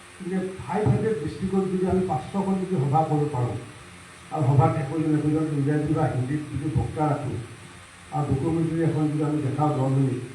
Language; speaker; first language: Assamese; native; Assamese